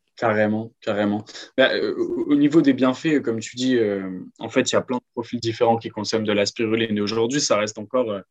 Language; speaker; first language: French; native; French